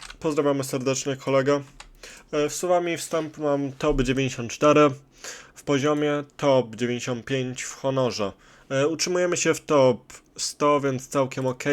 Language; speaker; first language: Polish; native; Polish